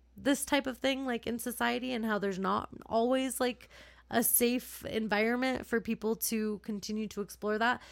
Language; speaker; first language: English; native; English